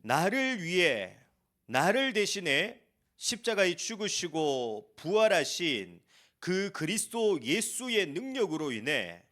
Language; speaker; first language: Korean; native; Korean